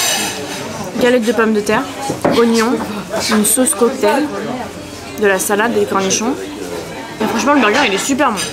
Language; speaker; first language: French; native; French